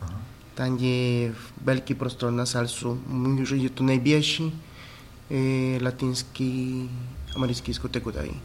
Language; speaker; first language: Czech; non-native, fluent; Spanish